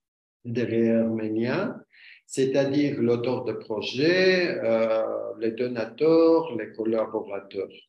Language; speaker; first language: French; non-native, learner; Armenian